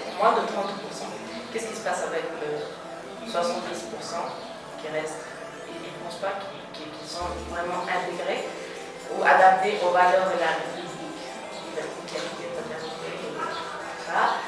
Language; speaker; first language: French; non-native, learner; Spanish